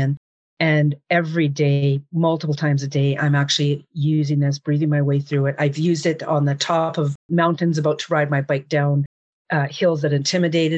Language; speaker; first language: English; native; English